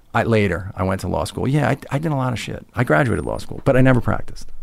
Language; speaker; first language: English; native; English